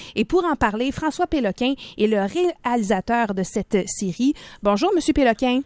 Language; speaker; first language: French; native; French